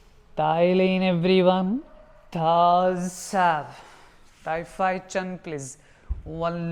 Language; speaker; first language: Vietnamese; non-native, learner; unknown